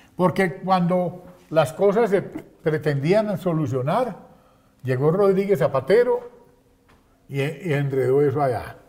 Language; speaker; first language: Spanish; native; Spanish